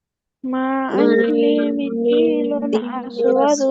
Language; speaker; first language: Arabic; non-native, learner; Bangla